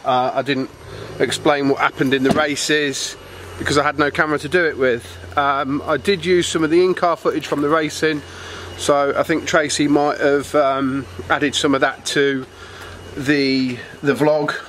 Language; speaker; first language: English; native; English